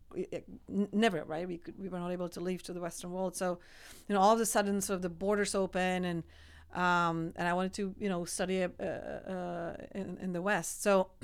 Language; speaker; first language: English; non-native, fluent; Czech